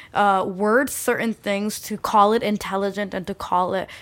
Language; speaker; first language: English; early bilingual, other home language; Bangla